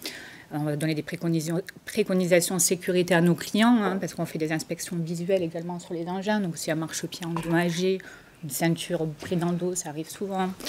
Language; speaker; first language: French; native; French